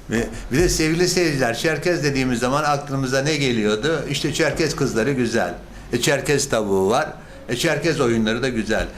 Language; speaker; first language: Turkish; native; Turkish